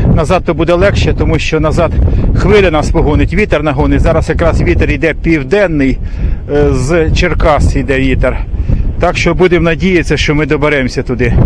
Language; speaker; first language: Ukrainian; native; Ukrainian